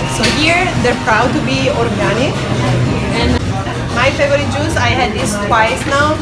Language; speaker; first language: English; non-native, fluent; Italian